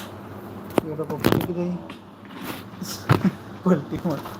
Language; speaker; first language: Hindi; non-native, local second language; Santali